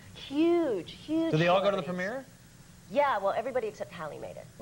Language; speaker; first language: English; native; English